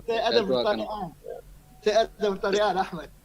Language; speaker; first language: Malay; non-native, learner; Arabic